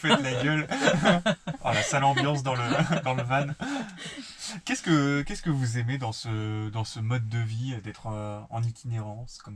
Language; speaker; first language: French; native; French